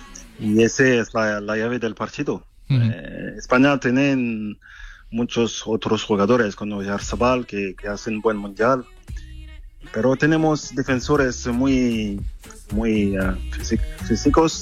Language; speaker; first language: Spanish; non-native, fluent; French